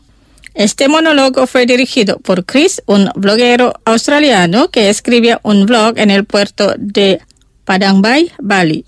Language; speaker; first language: Spanish; non-native, fluent; Indonesian